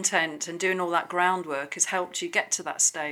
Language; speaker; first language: English; native; English